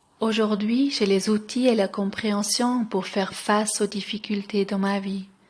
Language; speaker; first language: French; non-native, local second language; Swiss German